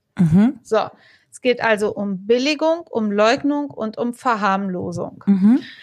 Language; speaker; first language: German; native; German